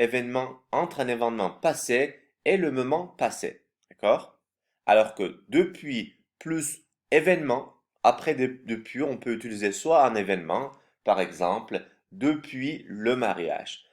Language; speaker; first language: French; non-native, fluent; Turkish